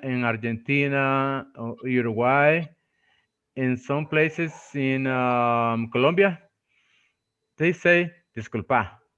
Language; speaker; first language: English; non-native, fluent; Spanish